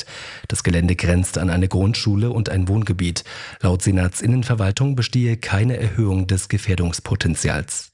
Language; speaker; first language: German; native; German